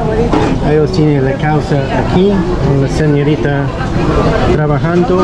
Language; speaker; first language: Spanish; non-native, learner; English